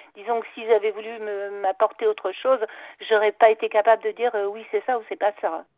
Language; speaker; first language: French; native; French